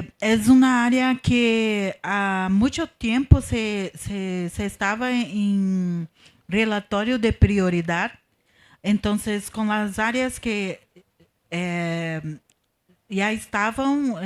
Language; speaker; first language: Spanish; non-native, learner; Portuguese